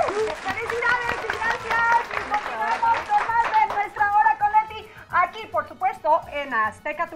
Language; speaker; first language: Spanish; native; Spanish